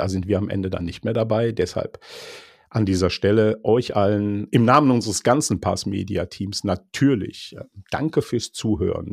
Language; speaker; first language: German; native; German